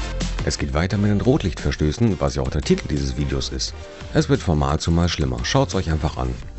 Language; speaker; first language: German; native; German